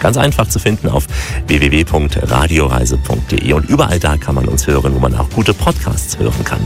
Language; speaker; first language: German; native; German